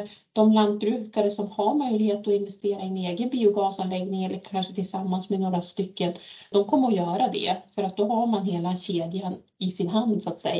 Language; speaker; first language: Swedish; native; Swedish